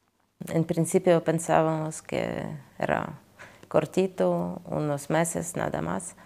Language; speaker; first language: Spanish; non-native, fluent; Ukrainian